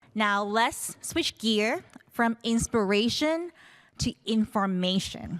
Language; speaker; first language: English; native; English